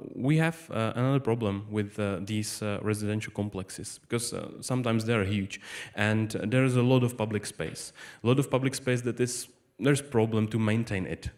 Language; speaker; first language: English; non-native, fluent; Czech